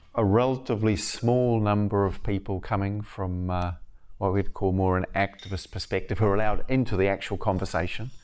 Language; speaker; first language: English; native; English